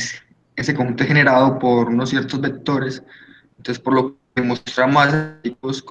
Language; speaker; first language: Spanish; native; Spanish